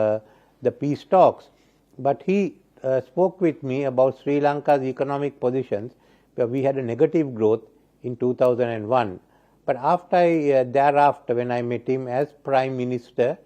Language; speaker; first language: English; non-native, local second language; Sinhala